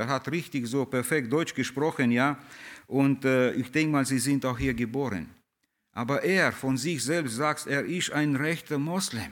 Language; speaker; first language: German; early bilingual, heritage; German